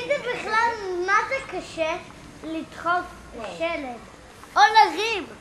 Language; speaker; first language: Hebrew; early bilingual, heritage; Hebrew